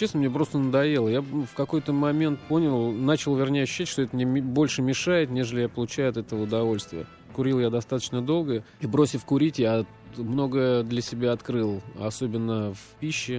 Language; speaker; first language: Russian; native; Russian